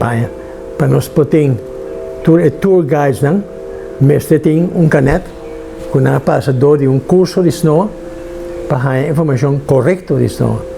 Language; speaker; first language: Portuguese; non-native, learner; Papiamento